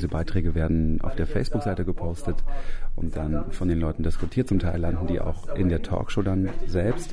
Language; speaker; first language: German; native; German